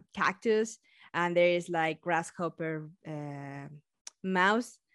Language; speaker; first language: English; non-native, fluent; Spanish